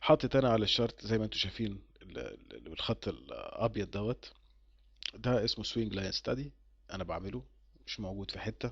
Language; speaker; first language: Arabic; native; Arabic